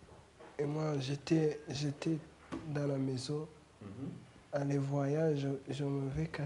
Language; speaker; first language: French; non-native, learner; Kinyarwanda